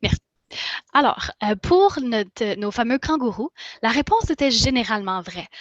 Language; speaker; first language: French; native; French